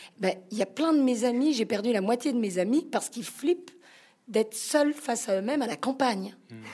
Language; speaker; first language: French; native; French